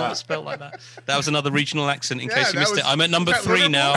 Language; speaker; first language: English; native; English